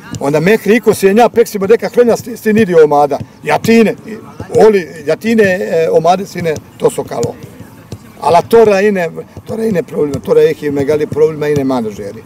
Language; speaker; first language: Greek; non-native, learner; Bosnian